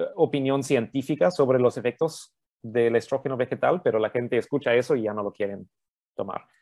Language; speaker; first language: Spanish; early bilingual, heritage; Spanish